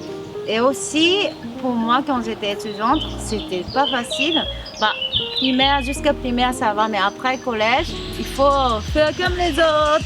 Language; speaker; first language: French; non-native, fluent; Japanese